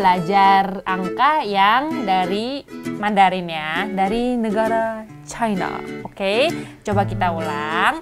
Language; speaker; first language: Indonesian; non-native, fluent; Korean